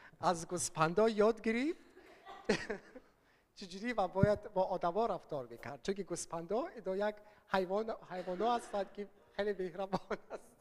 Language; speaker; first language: Persian; early bilingual, heritage; Persian